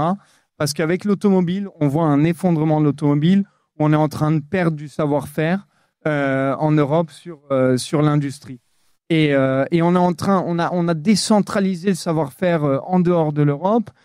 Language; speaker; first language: French; native; French